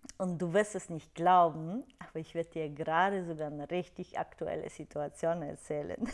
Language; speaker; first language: German; non-native, fluent; Bulgarian